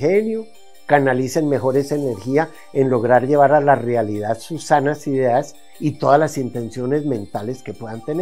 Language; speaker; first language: Spanish; native; Spanish